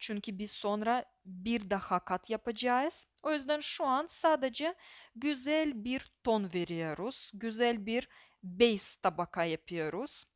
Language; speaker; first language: Turkish; non-native, fluent; Russian